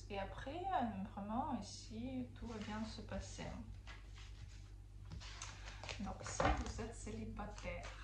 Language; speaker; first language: French; non-native, fluent; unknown